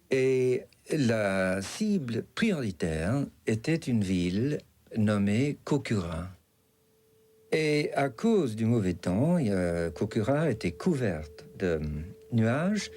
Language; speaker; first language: French; non-native, fluent; English